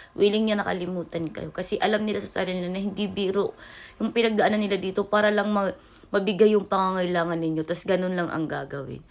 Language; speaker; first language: Filipino; non-native, local second language; Cebuano